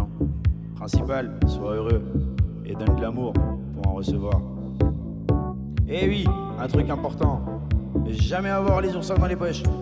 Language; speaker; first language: French; native; French